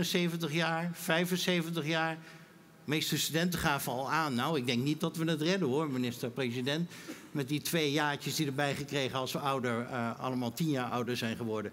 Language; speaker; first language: Dutch; native; Dutch